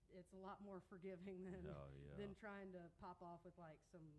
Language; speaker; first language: English; native; English